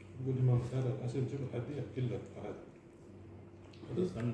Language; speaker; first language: Arabic; non-native, learner; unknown